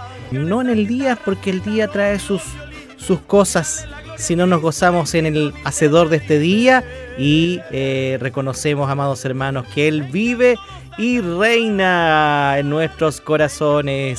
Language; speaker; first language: Spanish; native; Spanish